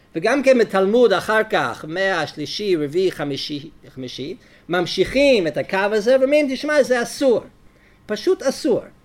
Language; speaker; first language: Hebrew; non-native, fluent; English